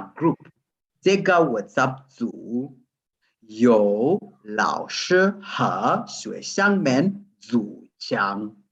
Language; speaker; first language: Chinese; non-native, learner; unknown